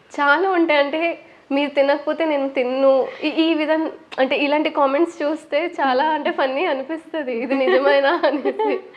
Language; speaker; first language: Telugu; early bilingual, other home language; Bangla